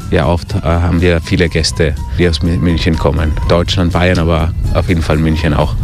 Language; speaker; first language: German; early bilingual, heritage; German